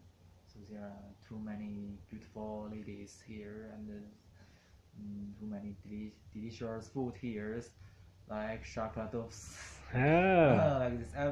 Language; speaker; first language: English; non-native, learner; Chinese